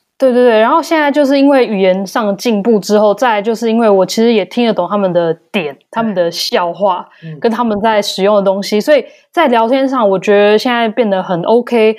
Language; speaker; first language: Chinese; native; Chinese